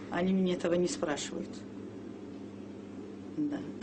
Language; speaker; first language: Russian; non-native, local second language; Azerbaijani